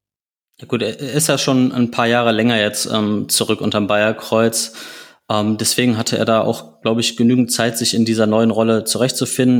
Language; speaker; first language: German; native; German